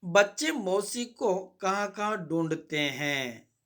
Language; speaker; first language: Hindi; non-native, local second language; Kannada